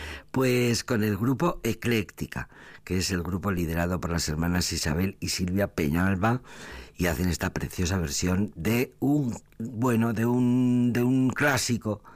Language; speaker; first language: Spanish; native; Spanish